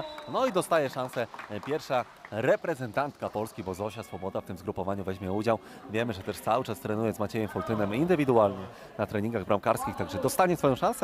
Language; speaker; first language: Polish; native; Polish